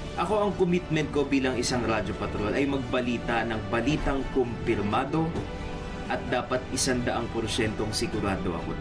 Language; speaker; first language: Filipino; native; Filipino